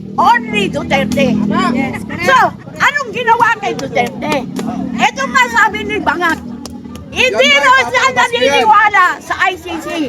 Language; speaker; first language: Filipino; non-native, local second language; Iloko